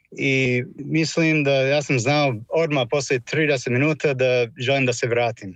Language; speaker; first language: Croatian; non-native, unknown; English